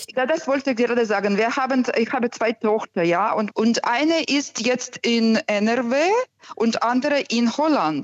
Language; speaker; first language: German; non-native, fluent; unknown